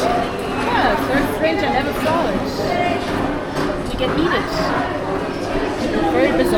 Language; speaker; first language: English; non-native, fluent; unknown